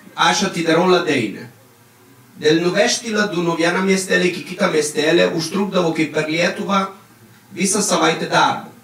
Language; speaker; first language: Lithuanian; non-native, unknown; Italian